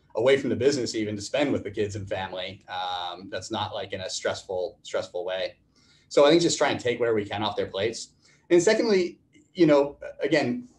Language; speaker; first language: English; native; English